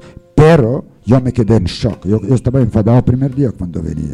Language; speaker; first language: Spanish; non-native, learner; English